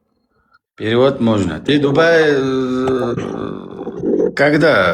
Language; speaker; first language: Russian; non-native, learner; Uzbek